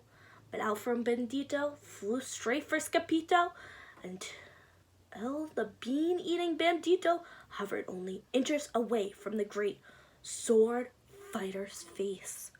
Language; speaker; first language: English; native; English